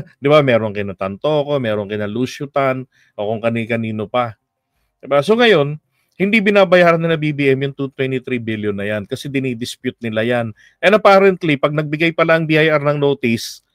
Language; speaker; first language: Filipino; native; Filipino